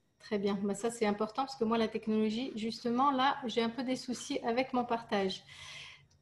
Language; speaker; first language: French; native; French